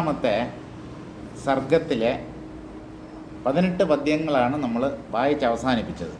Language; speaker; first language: Malayalam; native; Malayalam